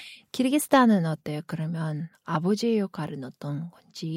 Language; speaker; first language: Korean; non-native, fluent; Kyrgyz